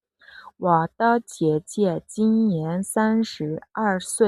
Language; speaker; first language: Chinese; non-native, fluent; Mongolian